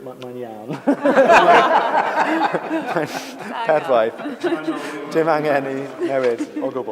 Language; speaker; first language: Welsh; non-native, learner; English